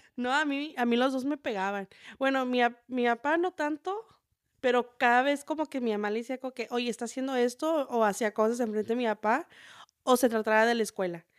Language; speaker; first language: Spanish; early bilingual, heritage; Spanish